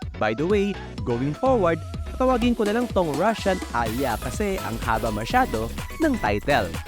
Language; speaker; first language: Filipino; native; Filipino